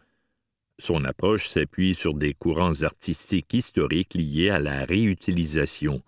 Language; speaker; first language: French; native; French